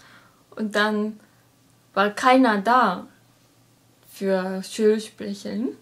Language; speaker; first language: German; non-native, learner; Japanese